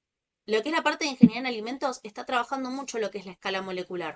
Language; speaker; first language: Spanish; native; Spanish